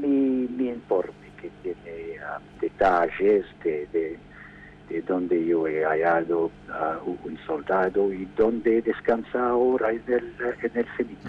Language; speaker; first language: Spanish; non-native, fluent; English